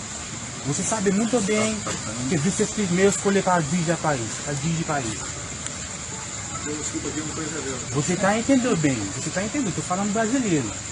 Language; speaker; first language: Portuguese; non-native, learner; Haitian Creole